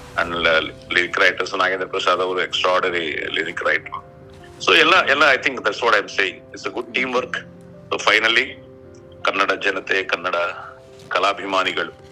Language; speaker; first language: Kannada; non-native, local second language; Telugu